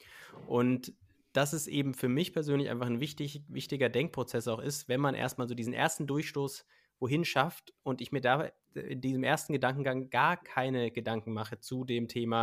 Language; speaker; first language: German; native; German